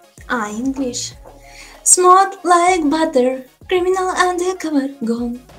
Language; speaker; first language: English; non-native, learner; Russian